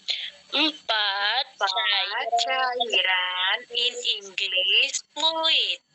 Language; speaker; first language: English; non-native, learner; Indonesian